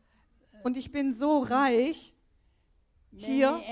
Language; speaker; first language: German; native; German